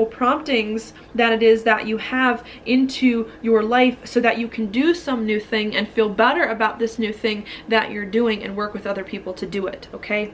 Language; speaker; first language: English; native; English